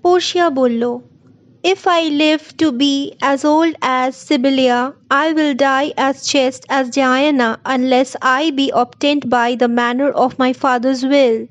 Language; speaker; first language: English; non-native, local second language; Bangla